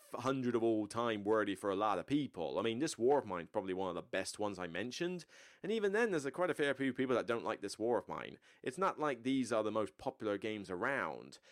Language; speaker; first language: English; native; English